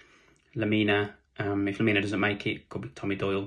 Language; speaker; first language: English; native; English